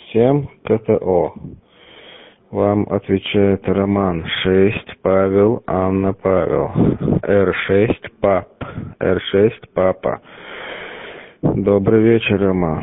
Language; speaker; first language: Russian; native; Russian